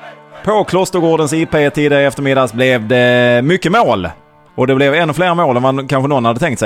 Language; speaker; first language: Swedish; native; Swedish